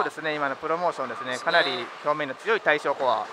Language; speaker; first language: Japanese; native; Japanese